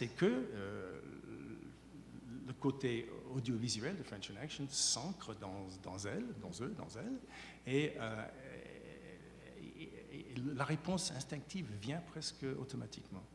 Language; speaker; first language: French; native; French